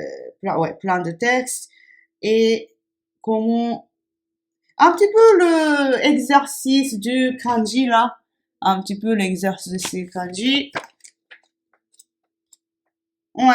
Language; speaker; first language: French; non-native, fluent; Japanese